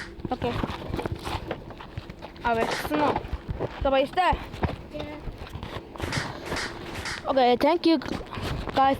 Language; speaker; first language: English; non-native, learner; Mongolian